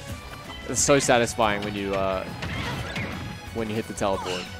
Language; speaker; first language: English; native; English